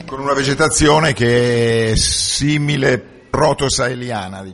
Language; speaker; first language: Italian; native; Italian